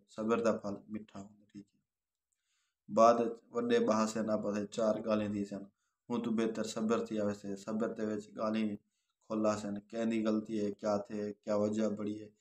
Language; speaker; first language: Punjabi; non-native, local second language; Saraiki